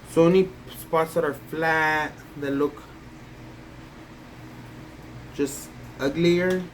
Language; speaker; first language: English; native; English